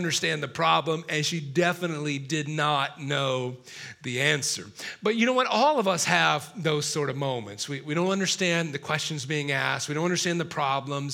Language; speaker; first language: English; native; English